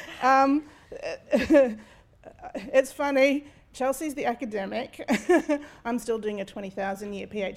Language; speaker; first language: English; native; English